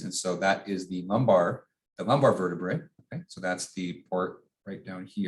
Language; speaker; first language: English; native; English